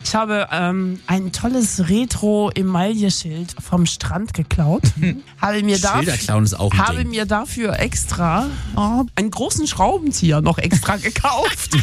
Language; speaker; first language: German; native; German